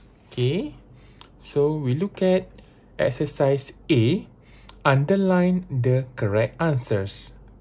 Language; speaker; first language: English; non-native, local second language; Malay